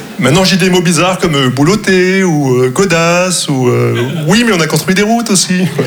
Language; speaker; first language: French; non-native, local second language; Arabic